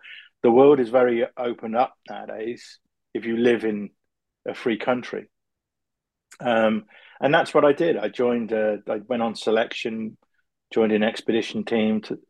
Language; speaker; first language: English; native; English